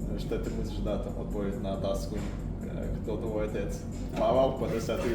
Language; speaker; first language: Slovak; non-native, learner; Russian